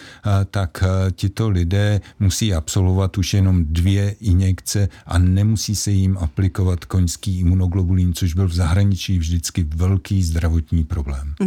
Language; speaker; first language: Czech; native; Czech